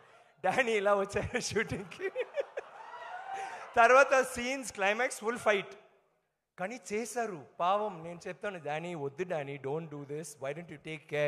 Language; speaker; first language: Telugu; non-native, learner; Tamil